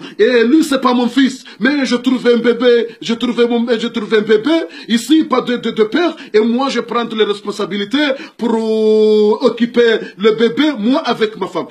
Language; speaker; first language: French; non-native, learner; Comorian